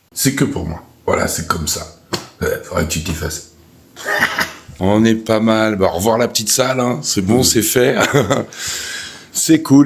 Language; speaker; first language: French; native; French